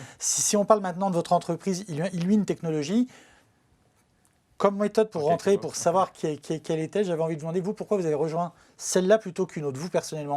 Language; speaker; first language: French; native; French